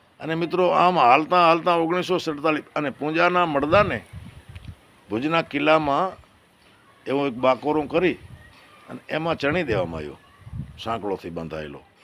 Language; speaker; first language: Gujarati; native; Gujarati